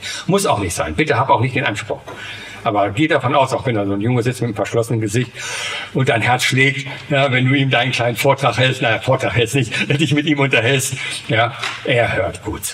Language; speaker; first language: German; native; German